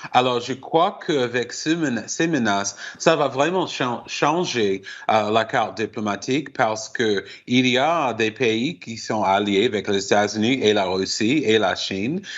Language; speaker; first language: French; non-native, fluent; English